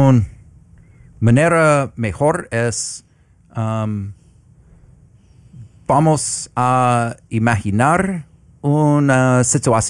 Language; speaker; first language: Spanish; non-native, learner; English